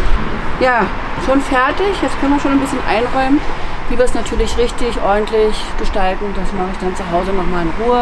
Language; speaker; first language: German; native; German